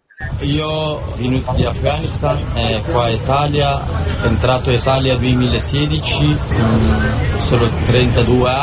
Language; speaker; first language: Italian; non-native, learner; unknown